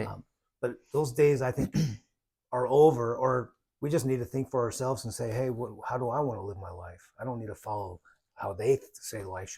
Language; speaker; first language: English; native; English